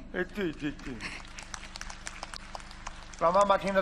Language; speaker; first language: Chinese; native; Chinese